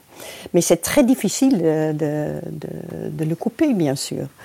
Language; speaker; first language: French; non-native, fluent; Dutch